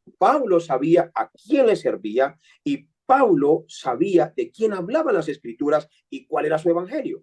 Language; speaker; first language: Spanish; native; Spanish